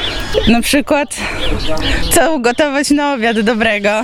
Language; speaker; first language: Polish; non-native, local second language; Ukrainian